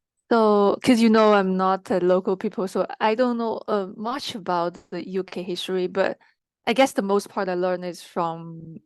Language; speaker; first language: English; non-native, fluent; Chinese